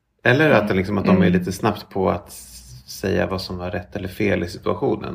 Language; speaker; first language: Swedish; native; Swedish